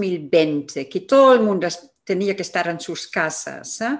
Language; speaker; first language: Spanish; non-native, fluent; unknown